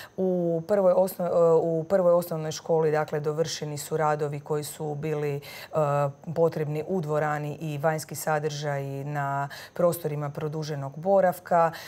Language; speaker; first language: Croatian; native; Croatian